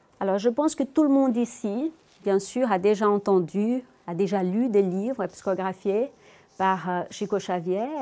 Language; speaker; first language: French; non-native, fluent; Portuguese